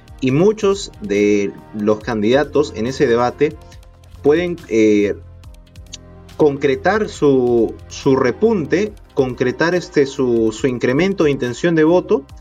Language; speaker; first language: Spanish; native; Spanish